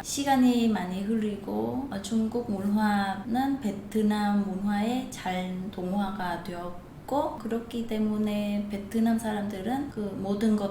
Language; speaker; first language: Korean; non-native, fluent; Vietnamese